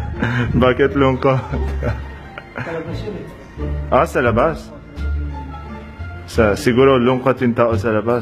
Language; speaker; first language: Filipino; non-native, learner; Arabic